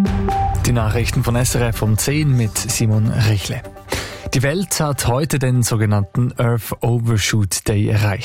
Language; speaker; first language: German; native; German